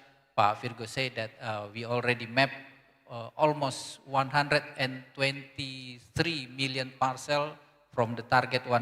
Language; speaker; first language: English; non-native, learner; Indonesian